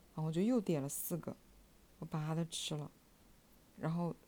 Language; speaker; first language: Chinese; native; Chinese